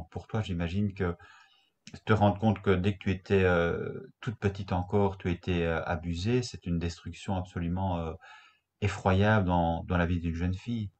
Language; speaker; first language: French; native; French